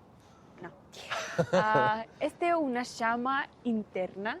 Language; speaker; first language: Spanish; non-native, fluent; Russian